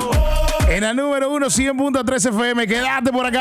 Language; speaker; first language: Spanish; native; Spanish